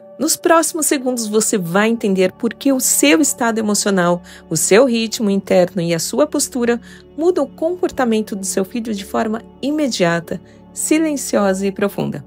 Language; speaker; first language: Portuguese; native; Portuguese